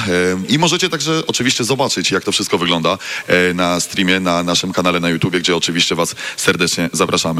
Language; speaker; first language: Polish; native; Polish